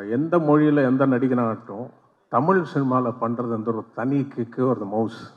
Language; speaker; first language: Tamil; non-native, local second language; Telugu